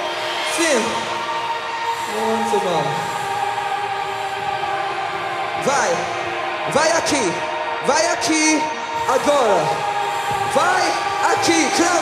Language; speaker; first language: Portuguese; non-native, learner; English